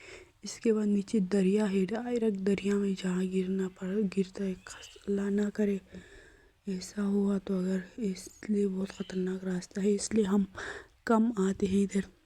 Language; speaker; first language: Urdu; non-native, local second language; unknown